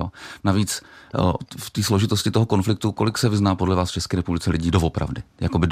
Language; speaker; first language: Czech; native; Czech